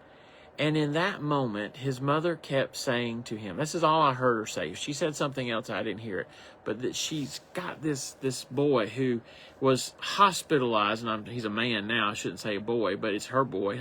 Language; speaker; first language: English; native; English